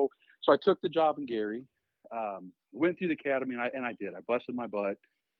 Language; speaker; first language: English; native; English